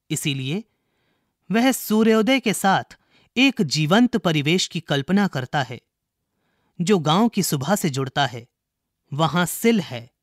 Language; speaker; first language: Hindi; native; Hindi